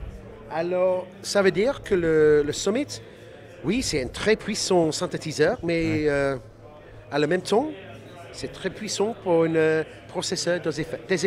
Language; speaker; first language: French; non-native, learner; English